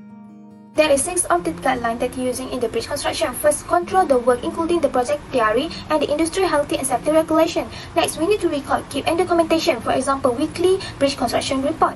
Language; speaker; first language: English; non-native, local second language; Malay